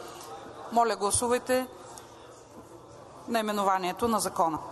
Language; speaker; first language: Bulgarian; native; Bulgarian